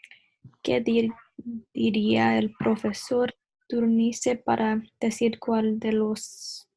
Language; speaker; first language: Spanish; non-native, learner; English